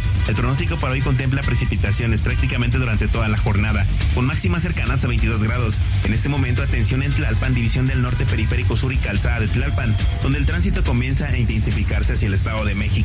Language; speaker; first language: Spanish; native; Spanish